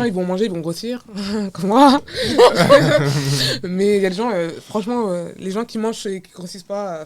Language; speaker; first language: French; native; French